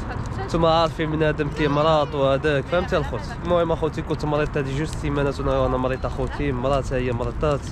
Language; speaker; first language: Arabic; native; Arabic